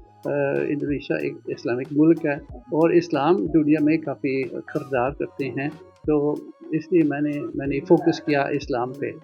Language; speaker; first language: Hindi; non-native, fluent; Dutch